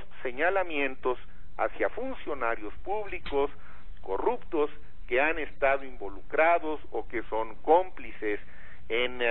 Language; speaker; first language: Spanish; native; Spanish